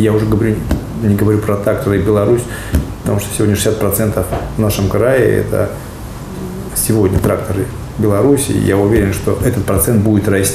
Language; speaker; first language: Russian; native; Russian